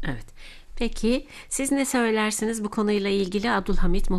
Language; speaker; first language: Turkish; native; Turkish